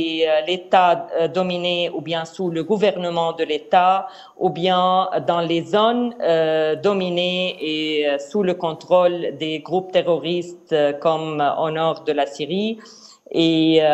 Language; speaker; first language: French; non-native, fluent; Arabic